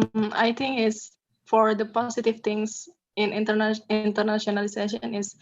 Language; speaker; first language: English; non-native, learner; Indonesian